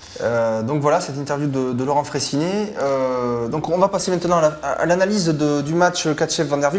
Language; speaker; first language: French; native; French